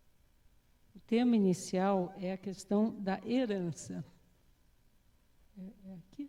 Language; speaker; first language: Portuguese; native; Portuguese